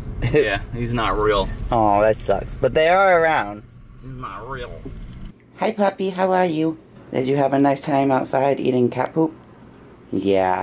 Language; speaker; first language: English; native; English